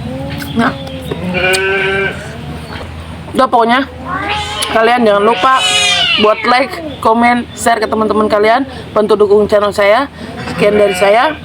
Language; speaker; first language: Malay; non-native, local second language; Sundanese